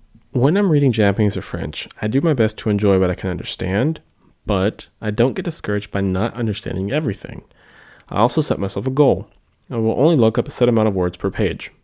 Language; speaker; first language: English; native; English